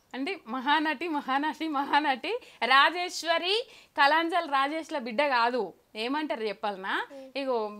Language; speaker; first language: Telugu; native; Telugu